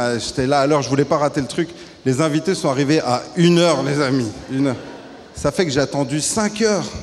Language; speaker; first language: French; native; French